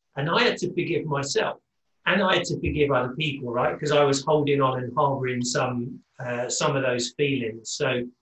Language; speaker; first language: English; native; English